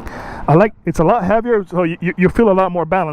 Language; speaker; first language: English; native; English